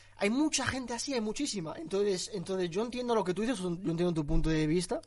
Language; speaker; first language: Spanish; early bilingual, other home language; Arabic